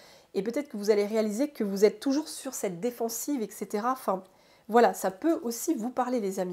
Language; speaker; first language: French; native; French